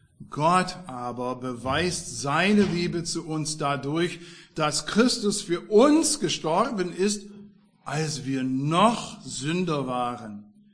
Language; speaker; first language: German; non-native, fluent; English